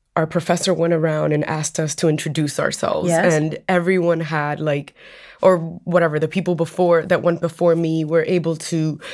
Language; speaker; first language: English; non-native, fluent; Spanish